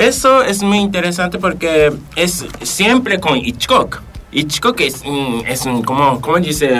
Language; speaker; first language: Spanish; non-native, fluent; Japanese